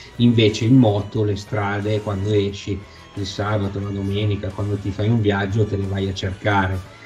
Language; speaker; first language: Italian; native; Italian